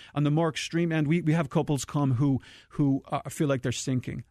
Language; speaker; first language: English; native; English